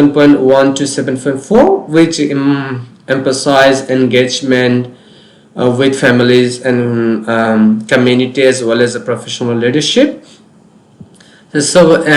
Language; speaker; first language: English; non-native, local second language; Bangla